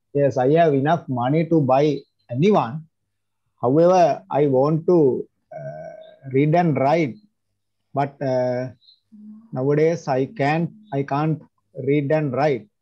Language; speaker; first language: English; non-native, learner; Sinhala